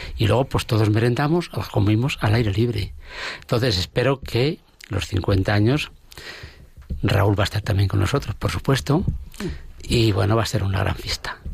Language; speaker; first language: Spanish; native; Spanish